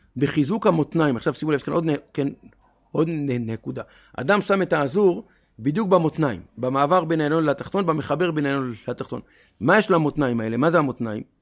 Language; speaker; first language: Hebrew; native; Hebrew